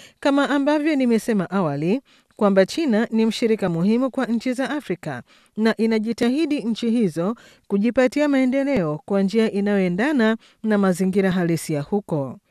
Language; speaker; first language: Swahili; native; Swahili